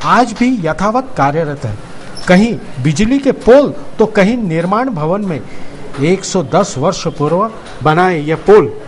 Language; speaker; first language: Hindi; non-native, local second language; Marathi